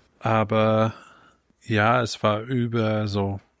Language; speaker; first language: German; non-native, fluent; English